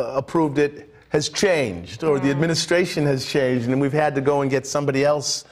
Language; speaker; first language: English; native; English